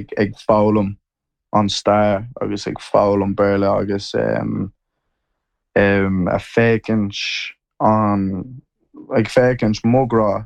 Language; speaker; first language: Irish; non-native, learner; English